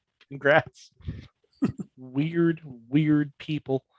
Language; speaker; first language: English; native; English